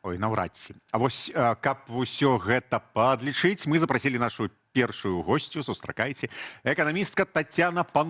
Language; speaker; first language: Belarusian; native; Belarusian